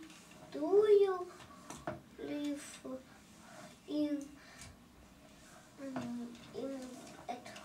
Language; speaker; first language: English; non-native, learner; Russian